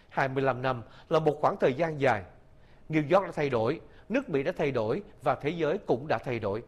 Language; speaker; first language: Vietnamese; native; Vietnamese